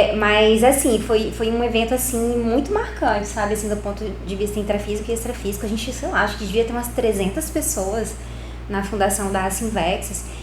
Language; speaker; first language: Portuguese; native; Portuguese